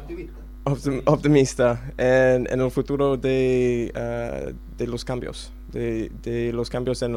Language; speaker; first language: Spanish; non-native, learner; English